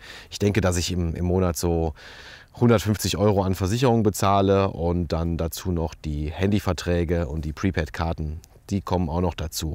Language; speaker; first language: German; native; German